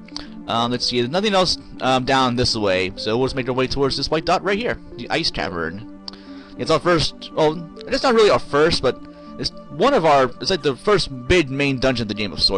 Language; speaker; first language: English; native; English